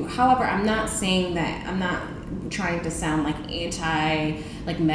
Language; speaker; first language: English; native; English